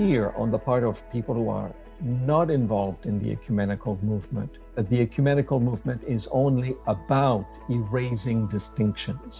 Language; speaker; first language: English; non-native, fluent; French